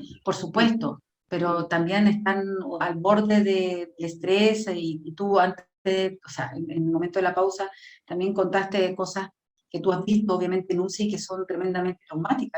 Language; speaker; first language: Spanish; native; Spanish